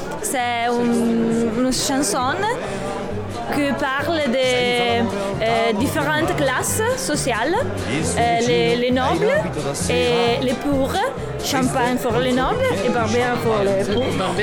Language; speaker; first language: French; non-native, fluent; Italian